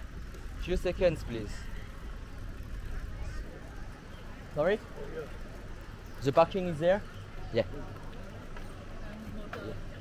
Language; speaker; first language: English; non-native, learner; French